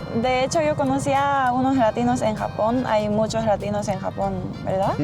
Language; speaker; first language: Spanish; non-native, fluent; Japanese